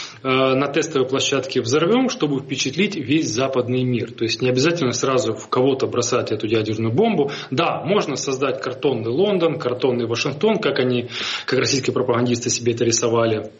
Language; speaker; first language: Russian; native; Russian